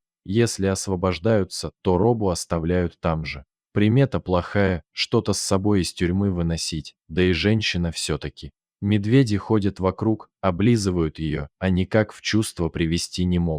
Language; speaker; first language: Russian; native; Russian